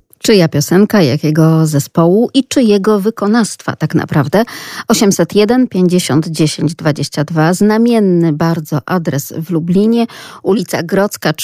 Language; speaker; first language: Polish; native; Polish